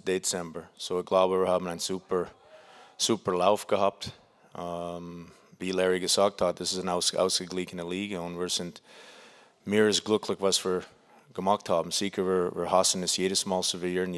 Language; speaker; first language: German; non-native, fluent; English